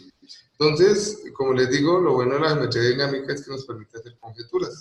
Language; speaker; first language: Spanish; native; Spanish